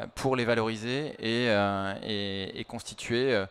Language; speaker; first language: French; native; French